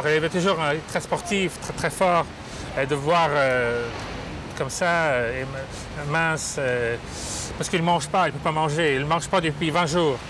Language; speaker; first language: French; non-native, fluent; Russian